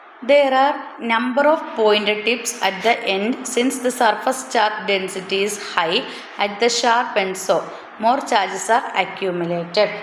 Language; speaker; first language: English; non-native, local second language; Malayalam